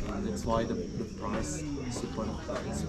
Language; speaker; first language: English; non-native, local second language; Indonesian